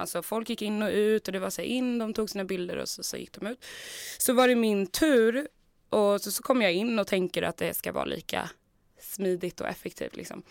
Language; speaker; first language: Swedish; native; Swedish